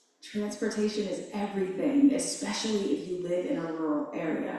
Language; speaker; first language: English; native; English